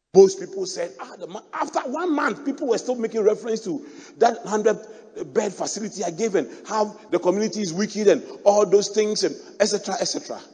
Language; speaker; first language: English; non-native, local second language; Akan